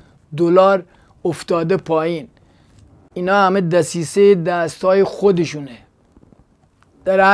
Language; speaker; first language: Persian; native; Persian